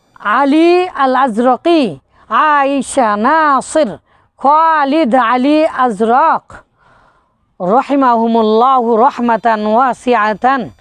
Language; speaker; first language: Arabic; non-native, fluent; Bangla